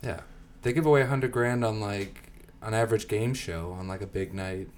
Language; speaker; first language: English; native; English